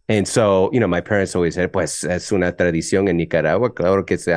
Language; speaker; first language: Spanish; early bilingual, heritage; Spanish